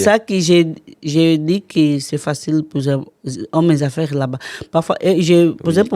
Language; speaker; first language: French; non-native, learner; Portuguese